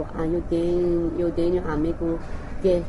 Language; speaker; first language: Portuguese; non-native, learner; Chinese